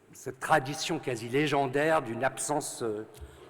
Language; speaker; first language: French; native; French